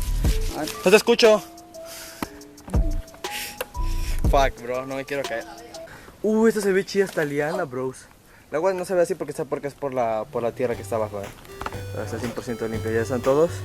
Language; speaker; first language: Spanish; native; Spanish